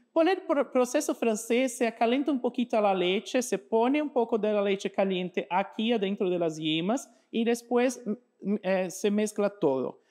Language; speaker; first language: Spanish; non-native, fluent; Portuguese